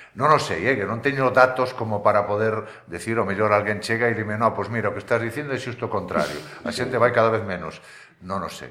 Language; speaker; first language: Galician; native; Galician